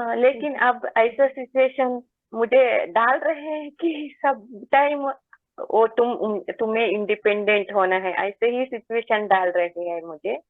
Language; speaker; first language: Hindi; non-native, local second language; Kannada